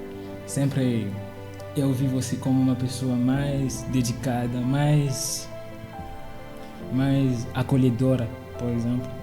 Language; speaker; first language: Portuguese; non-native, fluent; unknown